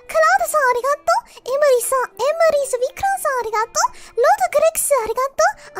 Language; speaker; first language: Japanese; non-native, learner; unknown